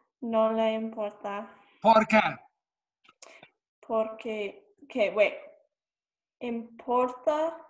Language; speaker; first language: Spanish; non-native, learner; English